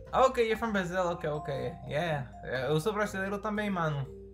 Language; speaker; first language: Portuguese; non-native, fluent; Spanish